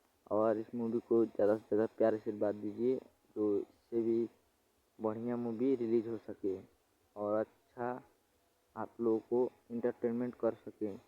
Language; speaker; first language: Hindi; non-native, local second language; Bhojpuri